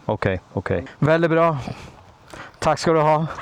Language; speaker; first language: Swedish; non-native, learner; English